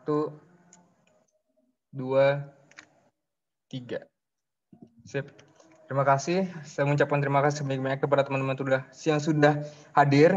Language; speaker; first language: Indonesian; native; Indonesian